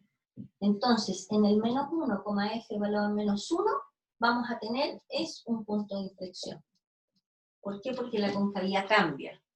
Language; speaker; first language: Spanish; native; Spanish